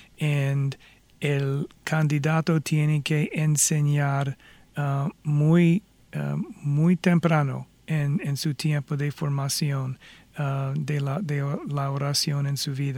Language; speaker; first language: Spanish; non-native, fluent; English